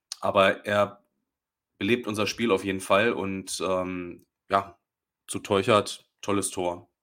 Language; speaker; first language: German; native; German